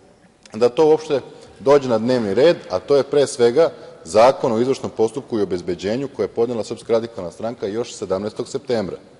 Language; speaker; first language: Serbian; native; Serbian